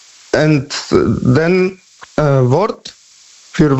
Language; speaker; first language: German; non-native, learner; Polish